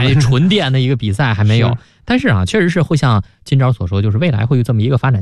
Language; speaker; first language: Chinese; native; Chinese